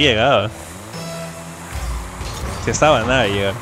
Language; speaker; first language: Spanish; native; Spanish